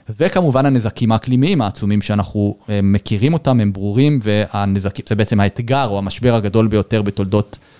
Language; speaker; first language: Hebrew; native; Hebrew